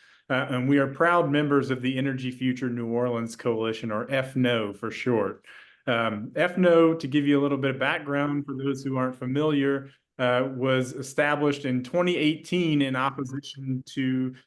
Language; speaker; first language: English; native; English